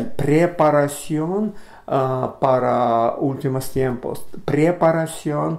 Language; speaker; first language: Spanish; non-native, learner; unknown